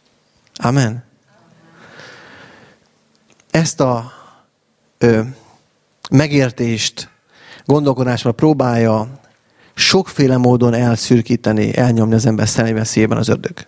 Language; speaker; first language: Hungarian; native; Hungarian